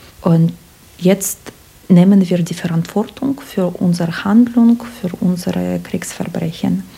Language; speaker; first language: German; non-native, fluent; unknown